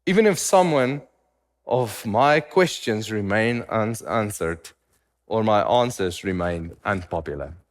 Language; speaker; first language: English; non-native, local second language; Afrikaans